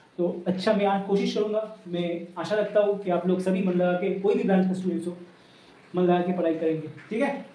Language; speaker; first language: Hindi; non-native, local second language; Bangla